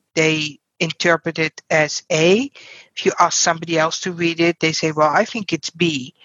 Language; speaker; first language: English; non-native, fluent; Dutch